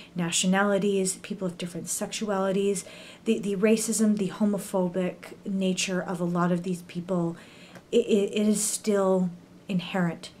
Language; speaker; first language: English; native; English